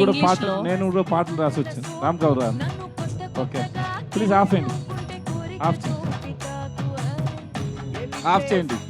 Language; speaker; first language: Telugu; non-native, learner; Tamil